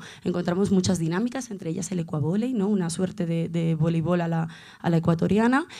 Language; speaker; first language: Spanish; native; Spanish